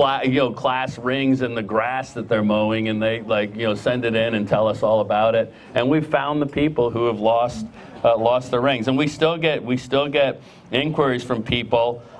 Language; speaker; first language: English; native; English